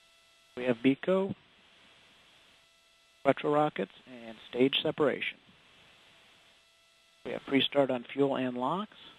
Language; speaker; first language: English; native; English